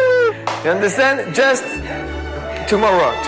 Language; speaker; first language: English; non-native, learner; French